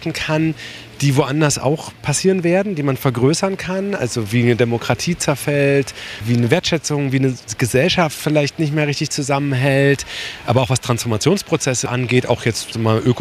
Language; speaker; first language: German; native; German